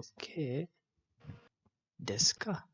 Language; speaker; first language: Japanese; non-native, learner; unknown